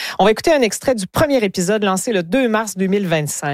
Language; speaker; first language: French; native; French